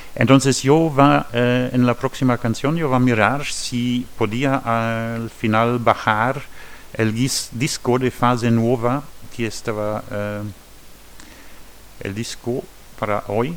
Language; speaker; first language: Spanish; non-native, learner; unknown